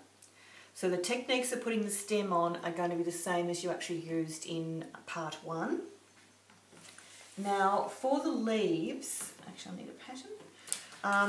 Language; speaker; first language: English; native; English